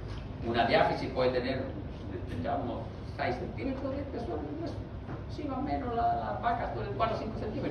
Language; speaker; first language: Spanish; native; Spanish